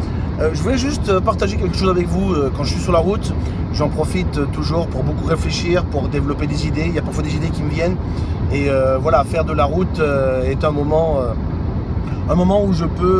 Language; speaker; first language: French; native; French